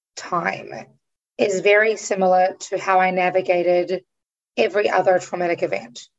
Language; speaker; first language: English; native; English